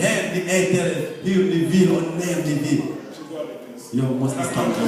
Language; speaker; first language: Swedish; non-native, fluent; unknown